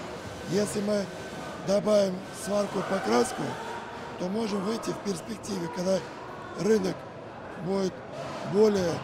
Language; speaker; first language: Russian; native; Russian